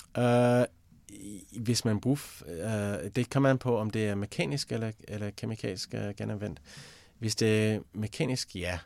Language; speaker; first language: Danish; non-native, fluent; English